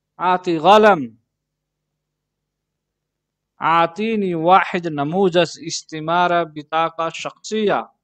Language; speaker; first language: Arabic; non-native, learner; Urdu